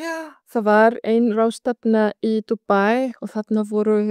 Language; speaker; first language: Icelandic; non-native, fluent; Arabic